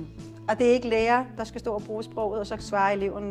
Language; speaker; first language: Danish; native; Danish